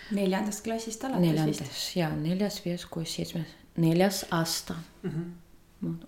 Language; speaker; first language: Estonian; non-native, fluent; Russian